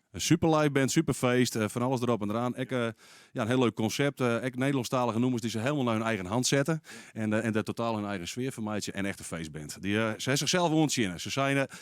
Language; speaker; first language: Dutch; non-native, local second language; Western Frisian